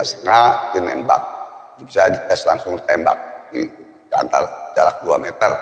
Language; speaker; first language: Indonesian; native; Indonesian